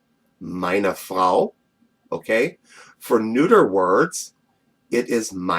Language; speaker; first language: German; non-native, fluent; English